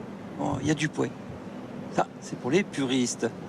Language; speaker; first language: French; native; French